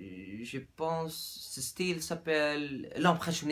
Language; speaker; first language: French; non-native, learner; Dutch